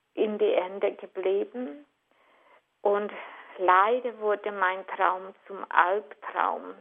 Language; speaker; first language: German; non-native, fluent; Hungarian